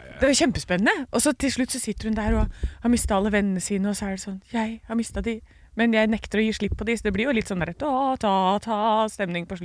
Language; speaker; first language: Norwegian; native; Norwegian